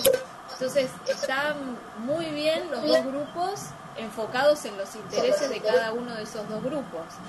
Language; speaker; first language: Spanish; native; Spanish